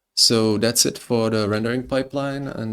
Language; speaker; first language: English; non-native, fluent; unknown